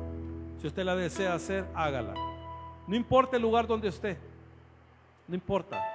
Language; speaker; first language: Spanish; native; Spanish